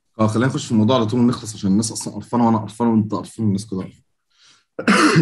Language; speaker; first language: Arabic; native; Arabic